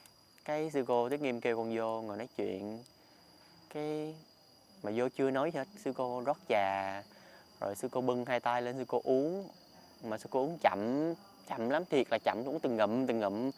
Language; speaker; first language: Vietnamese; native; Vietnamese